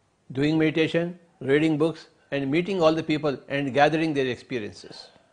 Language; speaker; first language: English; non-native, local second language; Telugu